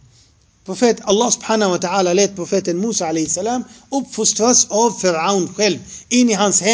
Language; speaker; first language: Swedish; non-native, fluent; Arabic